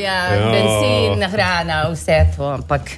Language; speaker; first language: Slovenian; early bilingual, heritage; Slovenian